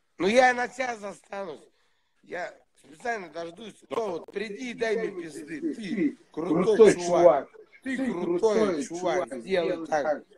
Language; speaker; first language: Russian; native; Russian